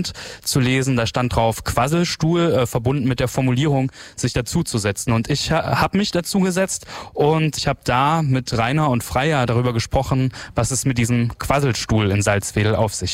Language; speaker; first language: German; native; German